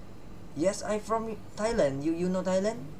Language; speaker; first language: English; non-native, learner; Thai